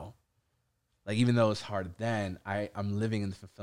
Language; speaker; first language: English; native; English